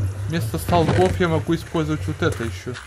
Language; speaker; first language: Russian; native; Russian